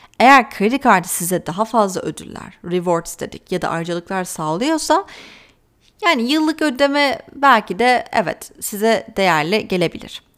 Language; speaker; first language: Turkish; native; Turkish